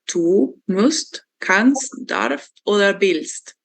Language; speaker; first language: German; non-native, learner; Spanish